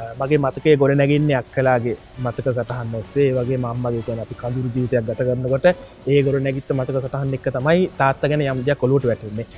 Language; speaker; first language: Sinhala; native; Sinhala